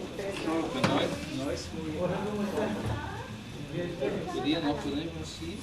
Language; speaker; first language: Spanish; non-native, learner; French